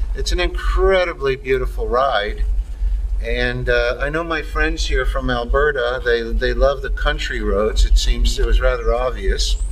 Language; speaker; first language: English; native; English